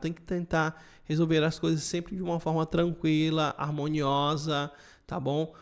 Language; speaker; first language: Portuguese; native; Portuguese